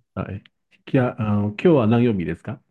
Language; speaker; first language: Japanese; non-native, fluent; Chinese